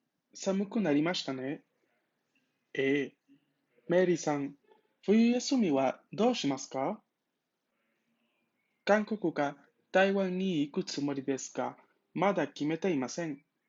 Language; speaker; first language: Japanese; non-native, fluent; Spanish